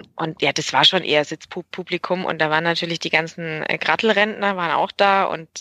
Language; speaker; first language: German; native; German